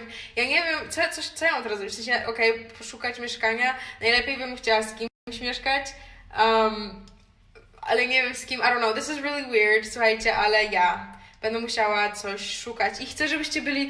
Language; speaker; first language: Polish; early bilingual, heritage; Polish